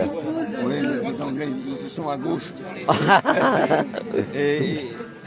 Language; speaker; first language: French; native; French